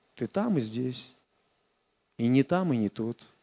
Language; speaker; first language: Russian; native; Russian